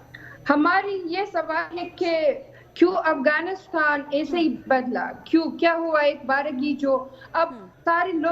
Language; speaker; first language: Hindi; non-native, fluent; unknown